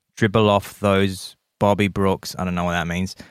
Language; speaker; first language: English; native; English